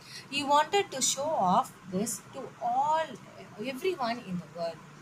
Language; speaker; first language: English; non-native, local second language; Tamil